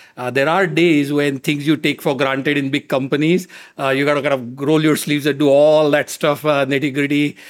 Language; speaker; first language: English; non-native, local second language; Marathi